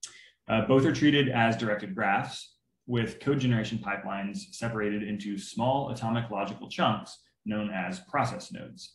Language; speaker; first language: English; native; English